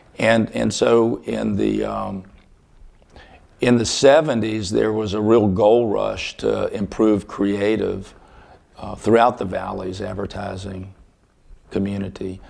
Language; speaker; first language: English; native; English